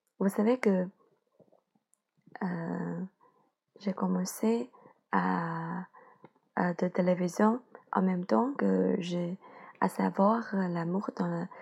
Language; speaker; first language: French; non-native, learner; Chinese